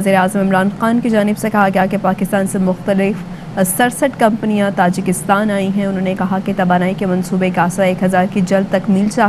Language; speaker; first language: Urdu; native; Urdu